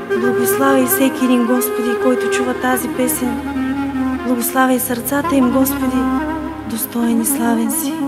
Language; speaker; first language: Bulgarian; native; Bulgarian